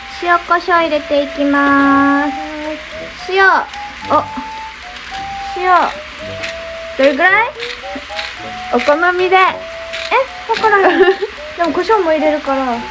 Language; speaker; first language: Japanese; native; Japanese